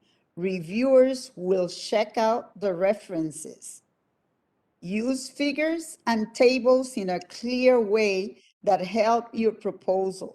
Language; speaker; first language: English; non-native, fluent; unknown